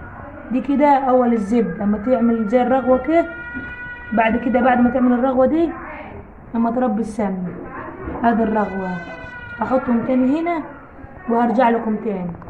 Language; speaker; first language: Arabic; native; Arabic